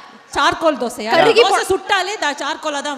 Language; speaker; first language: Tamil; native; Tamil